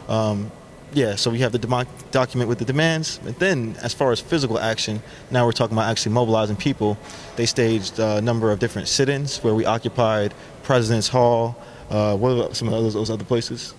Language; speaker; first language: English; native; English